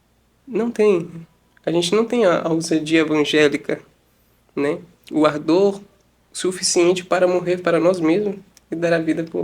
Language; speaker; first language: Portuguese; native; Portuguese